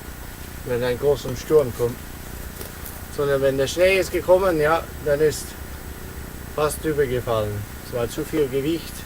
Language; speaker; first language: German; non-native, learner; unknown